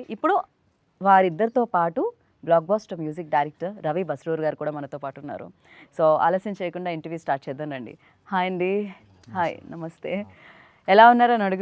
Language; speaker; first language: Telugu; native; Telugu